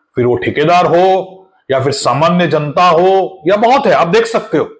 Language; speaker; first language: Hindi; non-native, local second language; Marathi